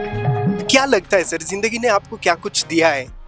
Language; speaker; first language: Hindi; non-native, local second language; Kannada